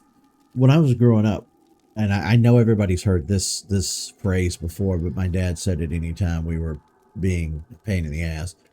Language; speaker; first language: English; native; English